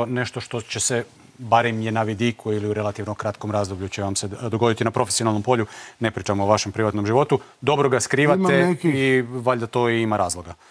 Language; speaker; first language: Croatian; native; Croatian